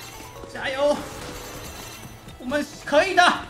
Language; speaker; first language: Chinese; native; Chinese